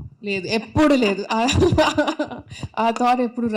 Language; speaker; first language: Telugu; non-native, local second language; Tamil